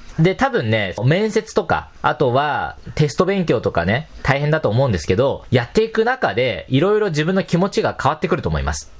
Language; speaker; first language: Japanese; non-native, fluent; Chinese